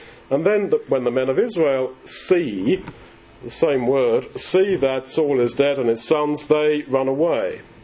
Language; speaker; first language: English; native; English